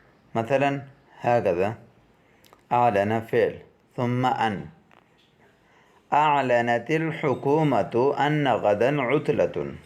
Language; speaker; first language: Arabic; non-native, fluent; Urdu